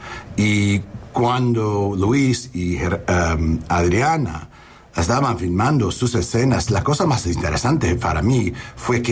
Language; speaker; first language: Spanish; non-native, learner; English